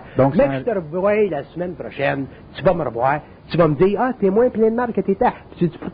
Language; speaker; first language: French; native; French